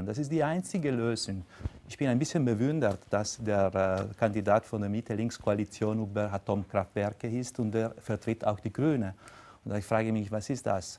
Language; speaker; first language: German; non-native, local second language; Italian